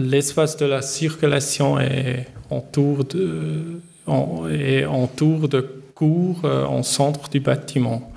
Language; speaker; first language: French; non-native, learner; German